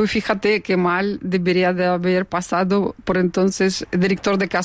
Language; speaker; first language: Spanish; non-native, fluent; Russian